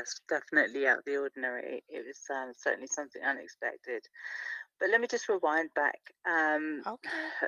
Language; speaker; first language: English; native; English